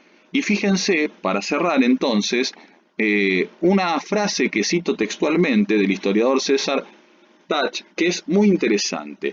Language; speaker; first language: Spanish; native; Spanish